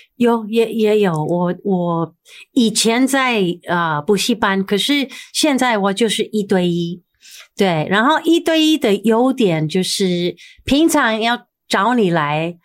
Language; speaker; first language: Chinese; non-native, fluent; English